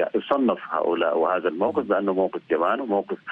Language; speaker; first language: Arabic; native; Arabic